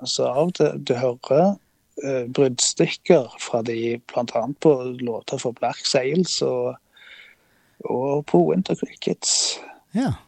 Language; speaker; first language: Norwegian; native; Norwegian